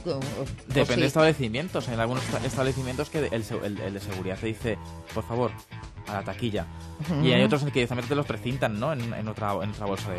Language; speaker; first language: Spanish; native; Spanish